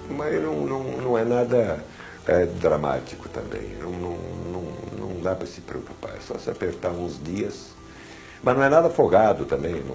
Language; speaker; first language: Portuguese; early bilingual, other home language; German